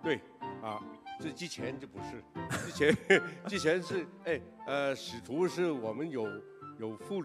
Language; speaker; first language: Chinese; non-native, local second language; Cantonese